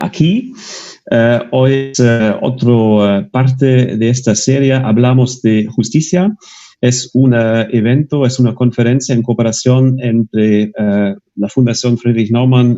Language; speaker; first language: Spanish; non-native, fluent; German